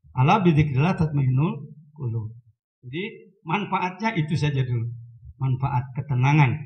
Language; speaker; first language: Indonesian; non-native, local second language; Sundanese